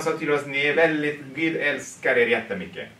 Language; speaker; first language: Swedish; non-native, fluent; Tigrinya